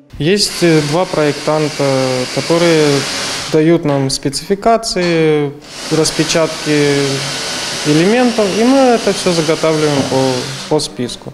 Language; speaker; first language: Russian; native; Russian